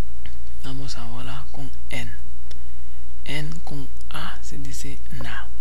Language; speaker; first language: Spanish; non-native, fluent; Haitian Creole